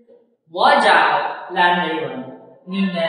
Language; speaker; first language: Chinese; non-native, learner; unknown